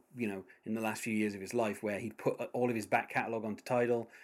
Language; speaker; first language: English; native; English